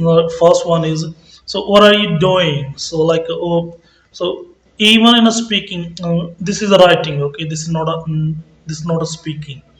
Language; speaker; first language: English; non-native, local second language; Punjabi